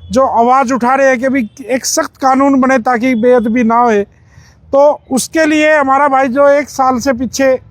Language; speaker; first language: Hindi; non-native, local second language; Punjabi